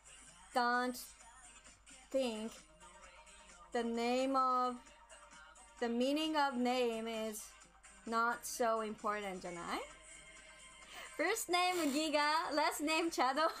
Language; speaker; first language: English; non-native, learner; Japanese